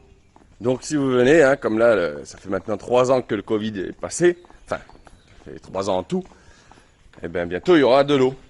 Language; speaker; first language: French; native; French